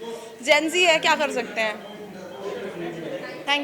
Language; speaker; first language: Hindi; native; Hindi